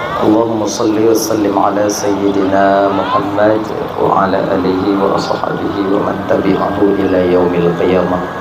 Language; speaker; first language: Malay; non-native, local second language; Achinese